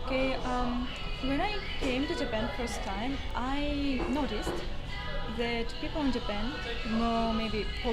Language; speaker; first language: English; non-native, learner; Russian